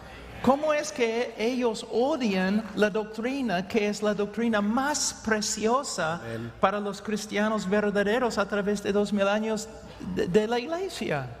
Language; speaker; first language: Spanish; non-native, fluent; English